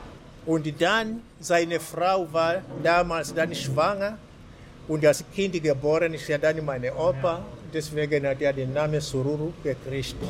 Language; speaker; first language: German; non-native, fluent; Swahili